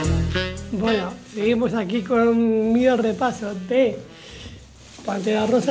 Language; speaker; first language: Spanish; native; Spanish